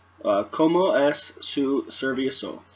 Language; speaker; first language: Spanish; non-native, learner; English